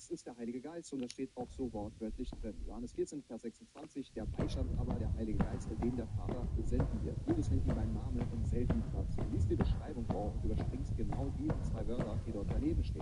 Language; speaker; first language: German; native; German